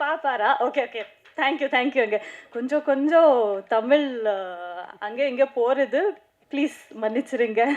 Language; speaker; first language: Tamil; non-native, learner; Kannada